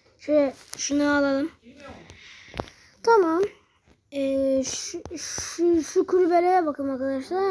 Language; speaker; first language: Turkish; native; Turkish